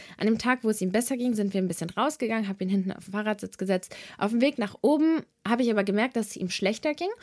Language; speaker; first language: German; early bilingual, other home language; Serbian